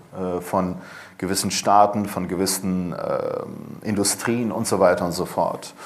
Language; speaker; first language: German; early bilingual, other home language; Persian